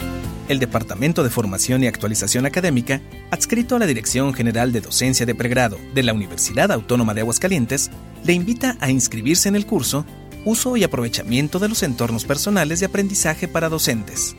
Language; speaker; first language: Spanish; native; Spanish